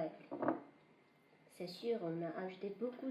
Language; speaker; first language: French; non-native, fluent; Chinese